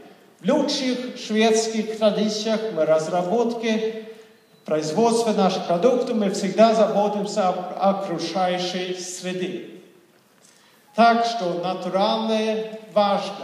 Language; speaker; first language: Russian; non-native, fluent; Swedish